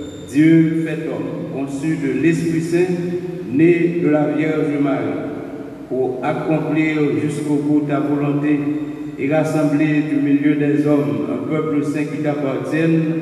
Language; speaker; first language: French; non-native, local second language; Haitian Creole